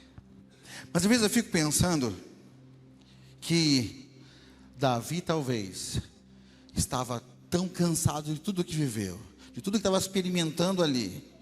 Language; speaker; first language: Portuguese; native; Portuguese